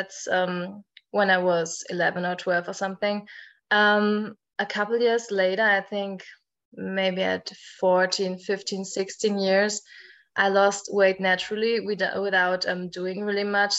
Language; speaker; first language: English; non-native, fluent; German